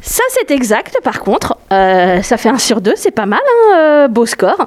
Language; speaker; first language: French; native; French